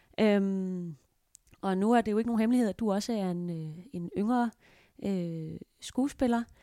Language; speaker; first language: Danish; native; Danish